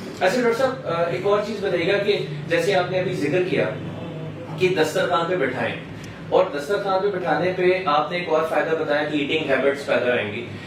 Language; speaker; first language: Urdu; non-native, local second language; Punjabi